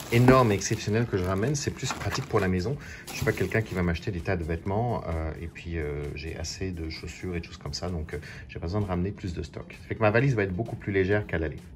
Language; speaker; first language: French; native; French